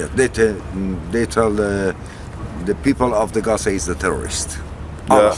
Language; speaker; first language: English; non-native, learner; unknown